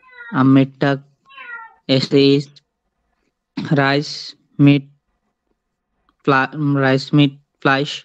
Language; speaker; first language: German; non-native, learner; Bangla